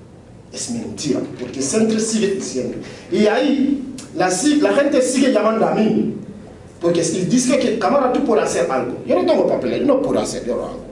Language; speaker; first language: Spanish; non-native, local second language; French